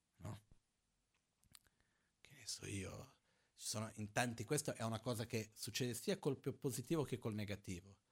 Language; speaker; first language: Italian; non-native, fluent; Portuguese